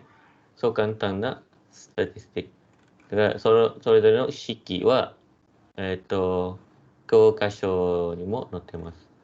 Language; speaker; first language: Japanese; non-native, fluent; Malay